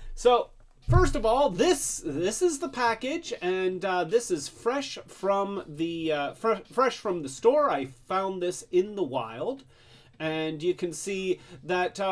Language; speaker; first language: English; native; English